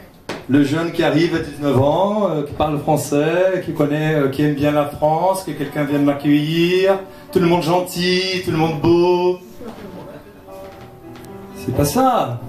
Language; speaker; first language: French; non-native, fluent; Portuguese